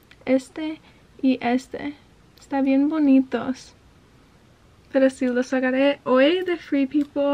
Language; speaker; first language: Spanish; early bilingual, heritage; Spanish